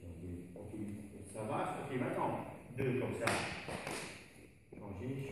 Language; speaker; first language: French; non-native, learner; Dutch